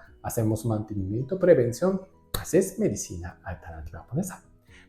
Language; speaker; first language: Spanish; non-native, learner; Japanese